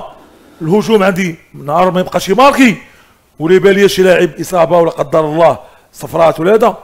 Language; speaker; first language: Arabic; native; Arabic